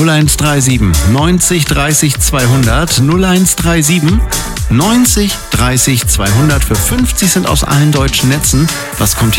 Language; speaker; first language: German; native; German